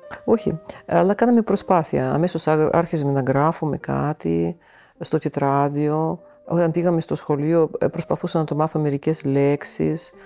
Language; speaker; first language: Greek; non-native, fluent; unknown